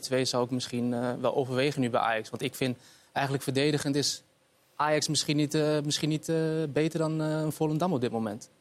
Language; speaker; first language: Dutch; early bilingual, other home language; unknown